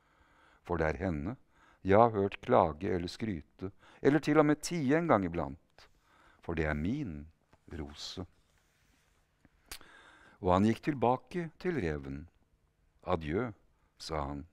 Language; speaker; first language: Norwegian; native; Norwegian